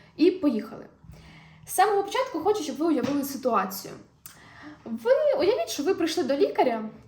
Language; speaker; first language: Ukrainian; non-native, local second language; Russian